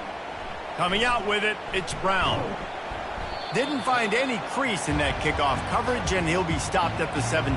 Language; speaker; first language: English; native; English